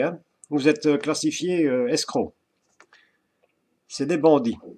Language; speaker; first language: French; native; French